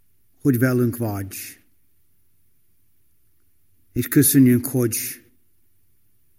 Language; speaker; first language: Hungarian; non-native, fluent; English